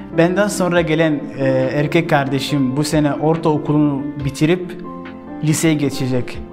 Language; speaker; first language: Turkish; non-native, fluent; Arabic